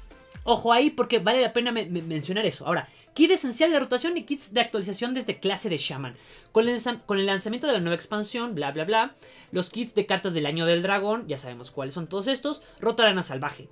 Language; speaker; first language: Spanish; native; Spanish